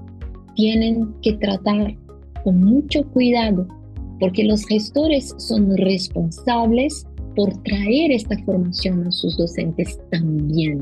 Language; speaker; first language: Spanish; non-native, fluent; Portuguese